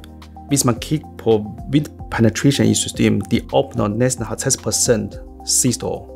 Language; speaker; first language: Danish; non-native, fluent; Chinese